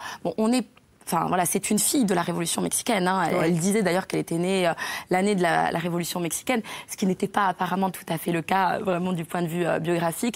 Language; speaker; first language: French; native; French